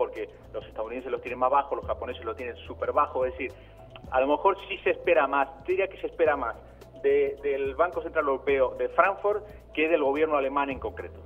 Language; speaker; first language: Spanish; native; Spanish